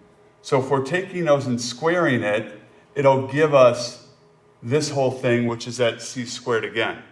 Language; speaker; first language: English; native; English